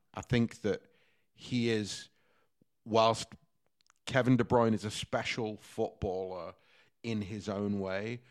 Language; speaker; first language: English; native; English